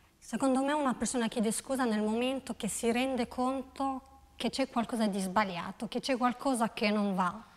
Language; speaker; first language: Italian; non-native, fluent; Albanian